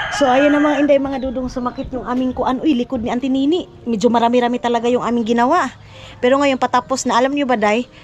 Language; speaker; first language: Filipino; non-native, local second language; Cebuano